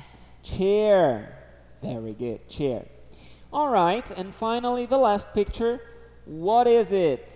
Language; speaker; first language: English; non-native, fluent; Portuguese